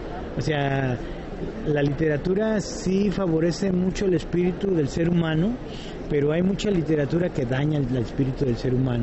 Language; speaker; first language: Spanish; native; Spanish